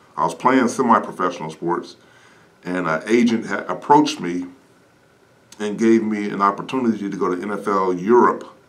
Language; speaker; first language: English; native; English